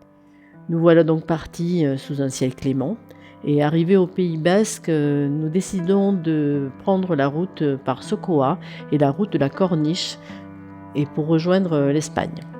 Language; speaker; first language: French; native; French